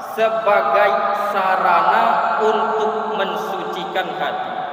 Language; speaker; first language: Indonesian; native; Indonesian